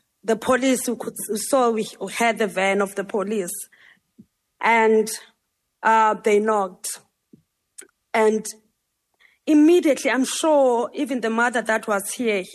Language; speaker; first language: English; non-native, local second language; Xhosa